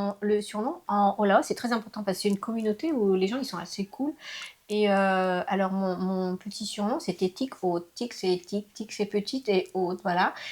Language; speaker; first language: French; early bilingual, other home language; Lao